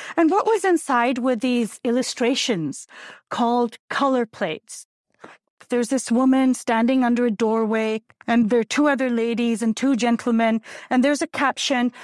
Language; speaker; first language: English; non-native, local second language; Urdu